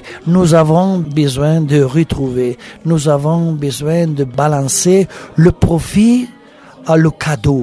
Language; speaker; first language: French; non-native, learner; Italian